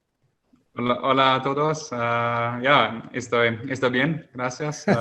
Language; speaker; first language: Spanish; non-native, learner; German